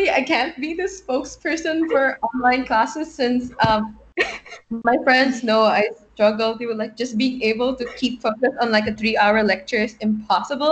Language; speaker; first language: English; non-native, local second language; Filipino